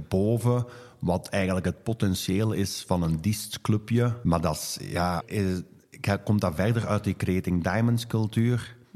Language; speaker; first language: Dutch; native; Dutch